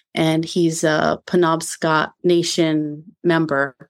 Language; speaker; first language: English; native; English